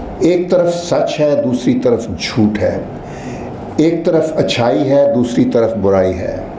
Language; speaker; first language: Urdu; native; Urdu